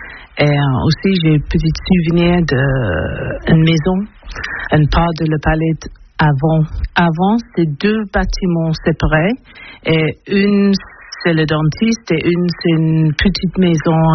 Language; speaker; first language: French; non-native, learner; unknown